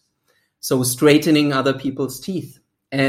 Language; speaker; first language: English; non-native, fluent; German